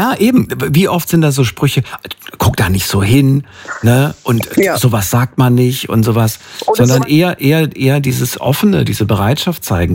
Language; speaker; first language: German; native; German